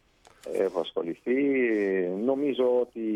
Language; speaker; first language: Greek; non-native, fluent; Italian